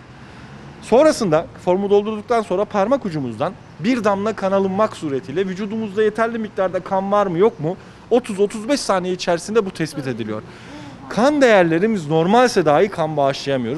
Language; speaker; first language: Turkish; native; Turkish